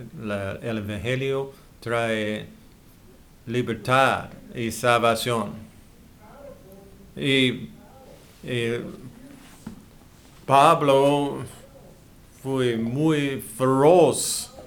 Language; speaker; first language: Spanish; non-native, learner; English